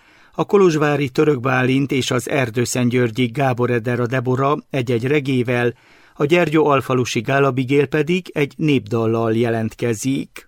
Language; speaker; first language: Hungarian; native; Hungarian